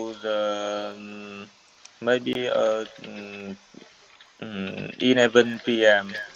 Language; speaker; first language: English; non-native, learner; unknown